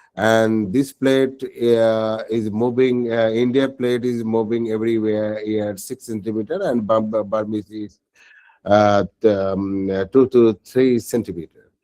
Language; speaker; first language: English; non-native, local second language; Bangla